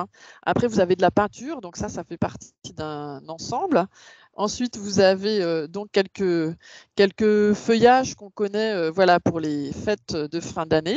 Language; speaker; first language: French; native; French